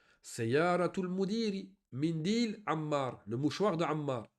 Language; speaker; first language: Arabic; non-native, fluent; French